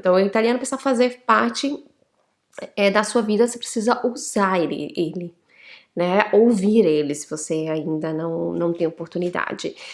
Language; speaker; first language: Portuguese; native; Portuguese